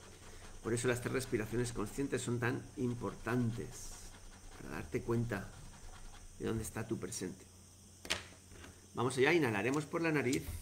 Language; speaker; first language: Spanish; native; Spanish